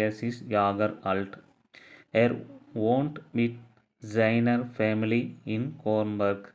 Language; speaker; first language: German; non-native, learner; Tamil